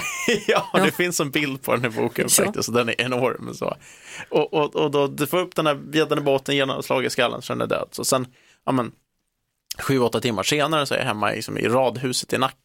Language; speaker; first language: Swedish; native; Swedish